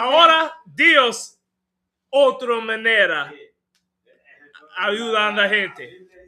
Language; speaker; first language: Spanish; non-native, learner; English